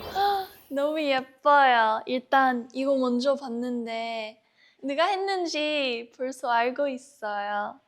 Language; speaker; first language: Korean; non-native, learner; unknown